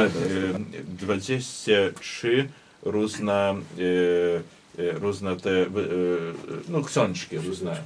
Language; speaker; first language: Polish; non-native, local second language; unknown